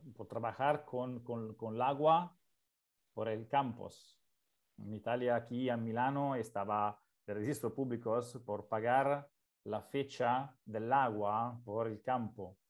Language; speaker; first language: Spanish; non-native, learner; Italian